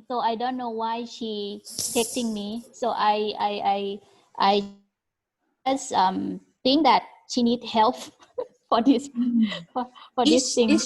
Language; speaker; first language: English; non-native, learner; Thai